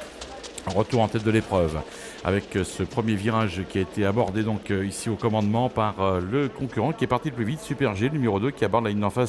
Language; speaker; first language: French; native; French